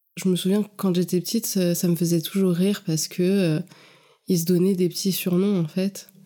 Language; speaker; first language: French; native; French